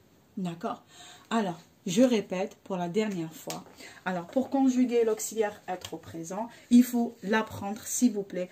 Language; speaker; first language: French; non-native, local second language; Arabic